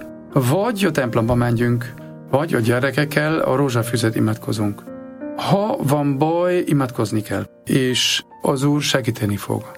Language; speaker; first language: Hungarian; non-native, fluent; German